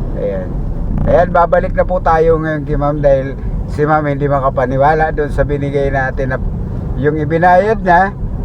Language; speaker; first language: Filipino; native; Filipino